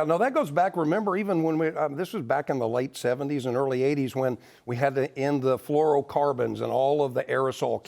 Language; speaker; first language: English; native; English